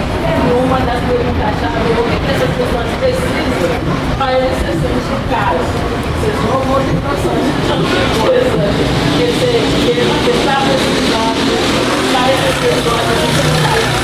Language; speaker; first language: Portuguese; non-native, learner; Haitian Creole